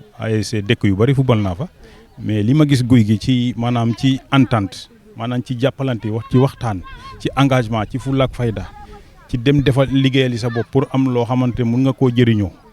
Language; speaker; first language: Wolof; non-native, local second language; Serer